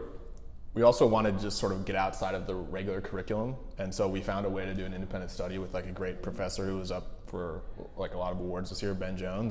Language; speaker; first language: English; native; English